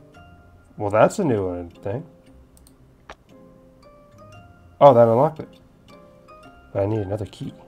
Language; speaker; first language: English; native; English